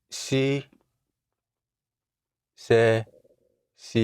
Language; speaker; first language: French; non-native, learner; English